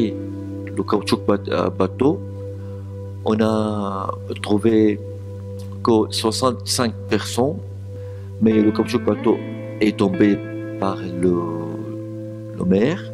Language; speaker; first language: French; non-native, learner; Arabic